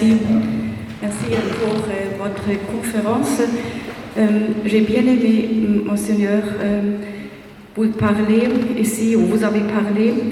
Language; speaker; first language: French; non-native, fluent; German